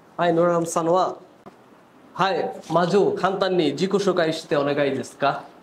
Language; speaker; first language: Japanese; non-native, fluent; Bangla